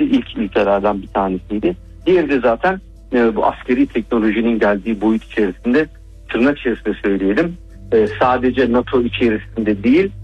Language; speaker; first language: Turkish; native; Turkish